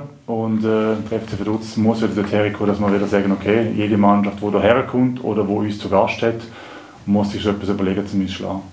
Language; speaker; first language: German; native; German